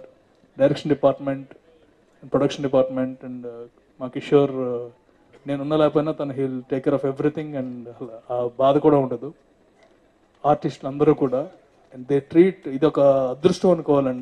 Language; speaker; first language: Telugu; native; Telugu